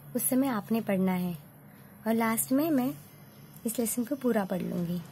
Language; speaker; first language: Hindi; non-native, local second language; Marathi